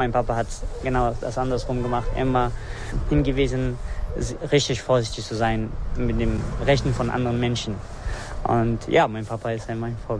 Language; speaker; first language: German; non-native, fluent; Persian